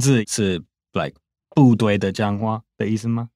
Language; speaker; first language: Chinese; non-native, fluent; English